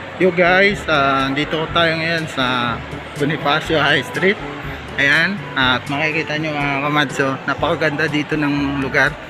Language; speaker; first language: Filipino; non-native, local second language; Hiligaynon